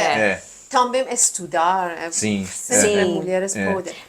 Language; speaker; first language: Portuguese; non-native, learner; Persian